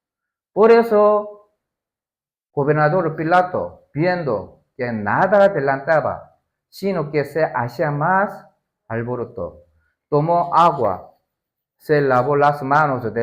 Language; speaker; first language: Spanish; non-native, learner; Korean